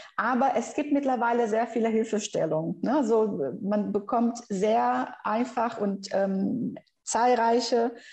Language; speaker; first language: German; non-native, fluent; Portuguese